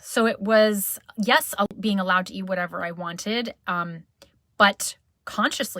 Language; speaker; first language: English; native; English